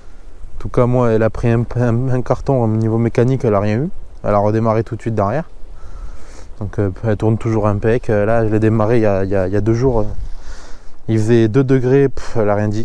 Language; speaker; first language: French; native; French